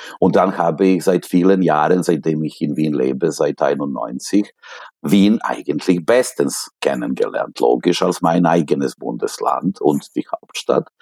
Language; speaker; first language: German; non-native, fluent; Serbian